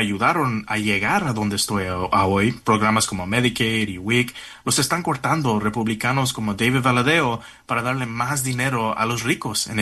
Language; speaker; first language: Spanish; early bilingual, heritage; Spanish